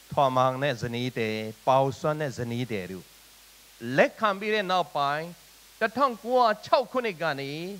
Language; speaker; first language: Burmese; non-native, local second language; Tedim Chin